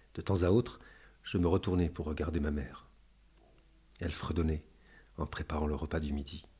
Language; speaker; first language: French; native; French